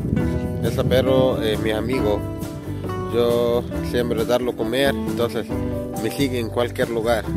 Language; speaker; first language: Spanish; non-native, fluent; Arabic